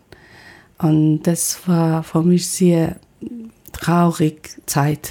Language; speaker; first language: German; non-native, learner; Persian